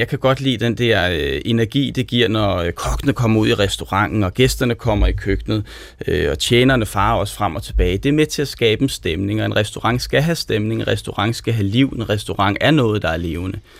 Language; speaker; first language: Danish; native; Danish